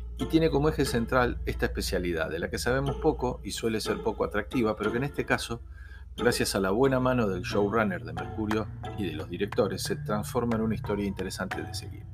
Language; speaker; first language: Spanish; native; Spanish